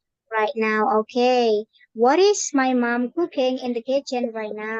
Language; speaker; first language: English; non-native, fluent; Indonesian